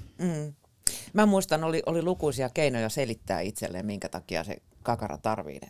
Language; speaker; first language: Finnish; native; Finnish